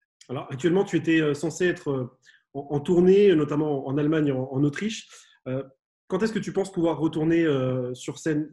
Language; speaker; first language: French; native; French